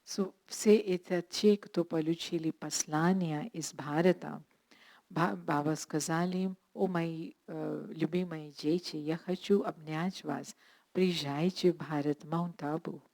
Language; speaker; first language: Russian; non-native, learner; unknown